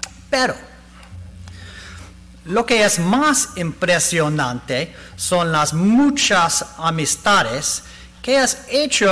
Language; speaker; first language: Spanish; non-native, learner; English